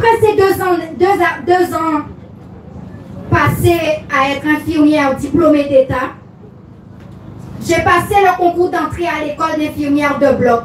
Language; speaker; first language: French; native; French